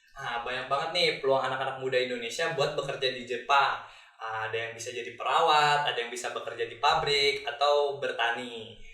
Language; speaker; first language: Indonesian; native; Indonesian